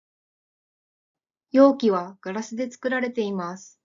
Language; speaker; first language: Japanese; native; Japanese